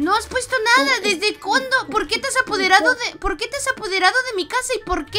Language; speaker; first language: Spanish; native; Spanish